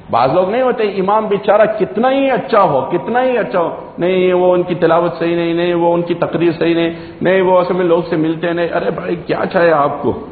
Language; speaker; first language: Urdu; non-native, local second language; Gujarati